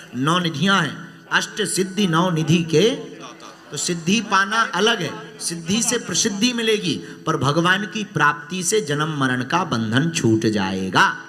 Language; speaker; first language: Hindi; native; Hindi